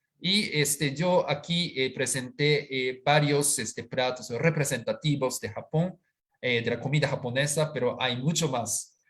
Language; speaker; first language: Spanish; non-native, fluent; Japanese